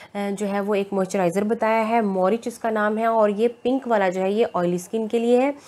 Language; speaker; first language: Urdu; native; Urdu